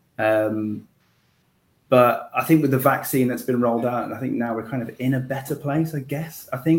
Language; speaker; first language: English; native; English